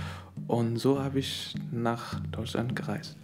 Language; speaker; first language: German; non-native, learner; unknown